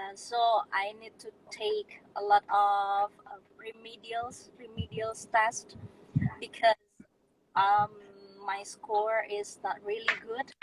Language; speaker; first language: English; non-native, fluent; Indonesian